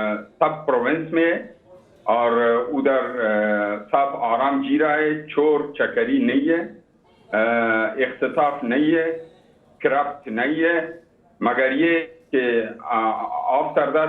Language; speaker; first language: Hindi; non-native, learner; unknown